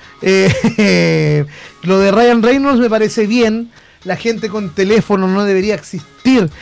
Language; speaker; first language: Spanish; native; Spanish